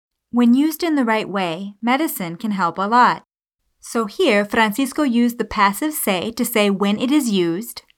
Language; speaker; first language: English; native; English